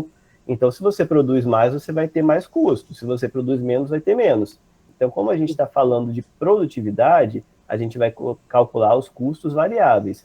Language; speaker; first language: Portuguese; native; Portuguese